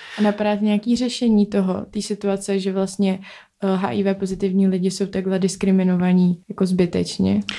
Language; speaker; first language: Czech; native; Czech